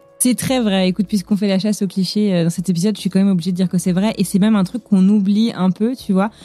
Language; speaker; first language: French; native; French